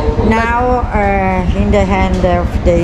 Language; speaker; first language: English; non-native, learner; Italian